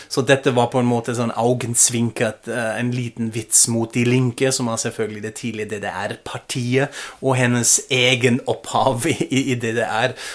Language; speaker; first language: Norwegian; non-native, fluent; German